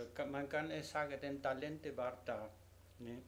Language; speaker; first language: German; non-native, learner; Spanish